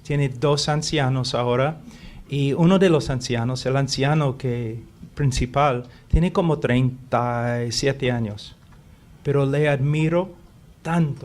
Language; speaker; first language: Spanish; non-native, fluent; English